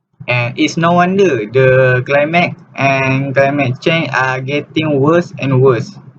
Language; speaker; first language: English; non-native, local second language; Malay